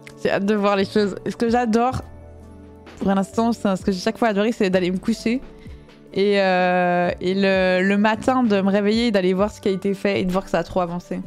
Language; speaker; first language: French; native; French